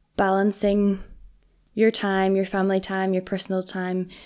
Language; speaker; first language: English; native; English